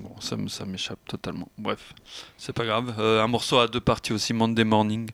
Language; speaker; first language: French; native; French